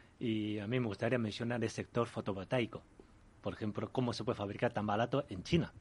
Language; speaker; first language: Spanish; early bilingual, other home language; Chinese